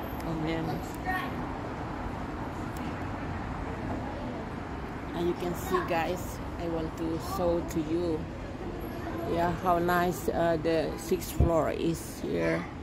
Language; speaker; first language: English; non-native, learner; Indonesian